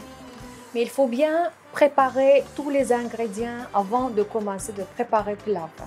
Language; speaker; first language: French; non-native, fluent; Azerbaijani